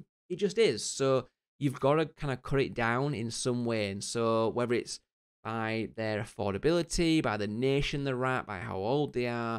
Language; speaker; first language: English; native; English